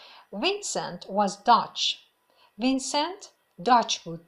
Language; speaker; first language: English; non-native, fluent; Persian